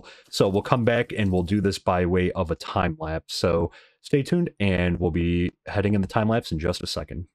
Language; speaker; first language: English; native; English